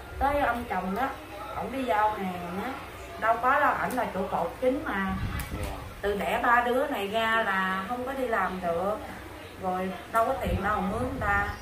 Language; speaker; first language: Vietnamese; non-native, local second language; Khmer